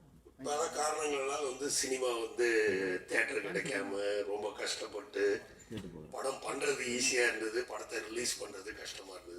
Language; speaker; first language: Tamil; native; Tamil